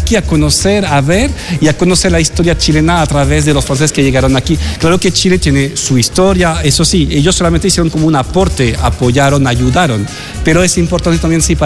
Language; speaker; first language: Spanish; non-native, fluent; French